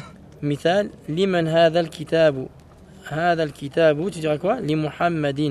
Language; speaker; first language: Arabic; non-native, fluent; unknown